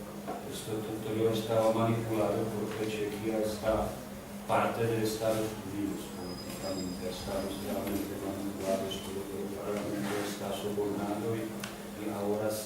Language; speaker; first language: Spanish; non-native, learner; Czech